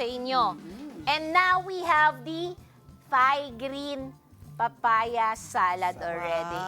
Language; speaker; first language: English; non-native, local second language; Filipino